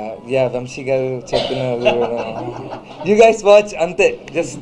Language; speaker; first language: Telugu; non-native, learner; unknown